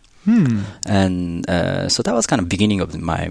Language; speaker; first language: English; non-native, fluent; Japanese